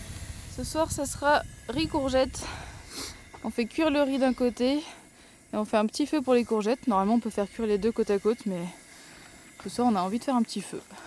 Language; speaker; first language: French; native; French